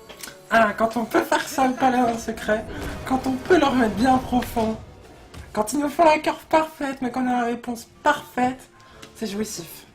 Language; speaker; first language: French; native; French